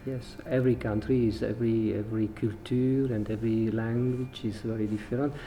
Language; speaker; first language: English; non-native, learner; Hungarian